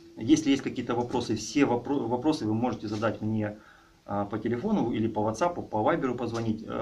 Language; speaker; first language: Russian; native; Russian